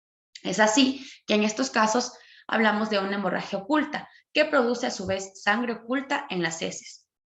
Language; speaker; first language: Spanish; native; Spanish